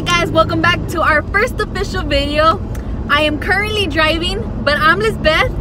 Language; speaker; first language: English; early bilingual, other home language; Spanish